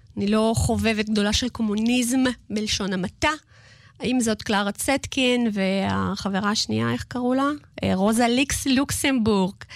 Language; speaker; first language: Hebrew; non-native, fluent; Russian